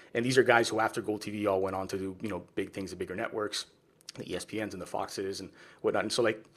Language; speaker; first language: English; early bilingual, other home language; Spanish